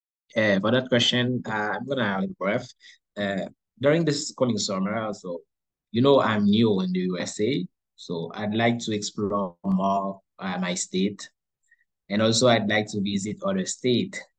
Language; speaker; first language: English; non-native, learner; Haitian Creole